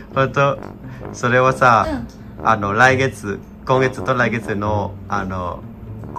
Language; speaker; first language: Japanese; non-native, fluent; Vietnamese